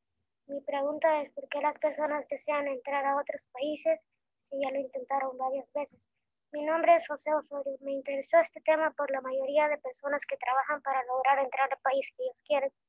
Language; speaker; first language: Spanish; early bilingual, heritage; Spanish